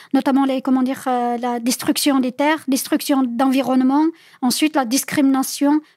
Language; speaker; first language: French; non-native, fluent; Chinese